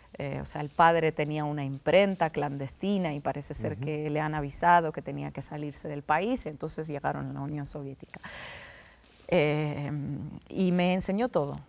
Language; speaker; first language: Spanish; non-native, fluent; Russian